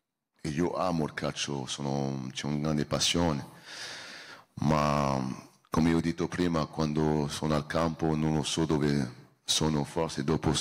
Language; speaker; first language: Italian; non-native, learner; French